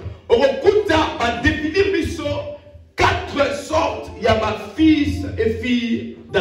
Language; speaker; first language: French; non-native, local second language; Lingala